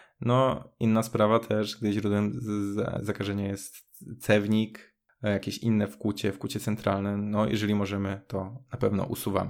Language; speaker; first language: Polish; native; Polish